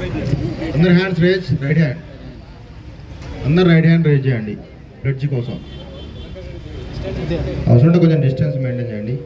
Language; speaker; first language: Telugu; native; Telugu